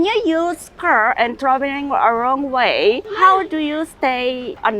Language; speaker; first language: English; non-native, learner; Japanese